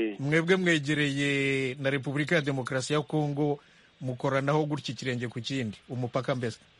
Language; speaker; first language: Kinyarwanda; native; Kinyarwanda